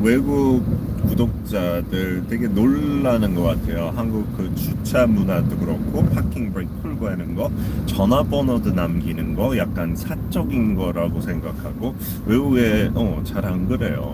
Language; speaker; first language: Korean; non-native, fluent; English